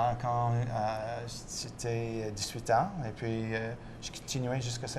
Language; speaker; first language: French; non-native, local second language; English